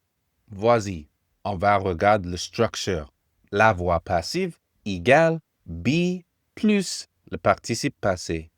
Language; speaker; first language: French; non-native, learner; English